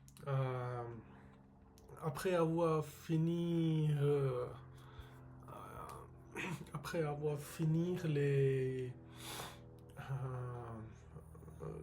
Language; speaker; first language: French; non-native, learner; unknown